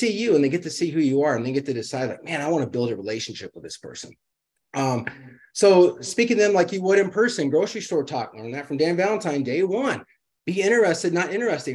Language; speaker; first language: English; native; English